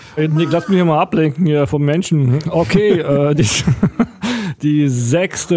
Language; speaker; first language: German; native; German